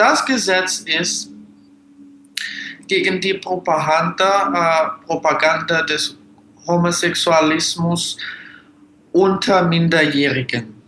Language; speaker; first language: German; non-native, fluent; Russian